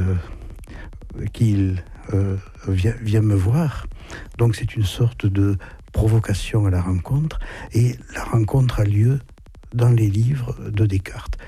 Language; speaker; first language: French; native; French